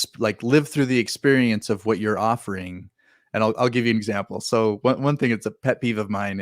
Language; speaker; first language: English; native; English